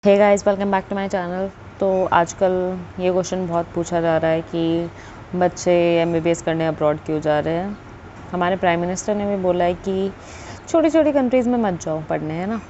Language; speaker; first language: Hindi; native; Hindi